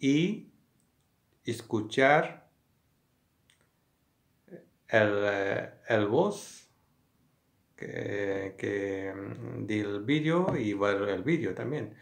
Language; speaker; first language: Spanish; non-native, learner; Hindi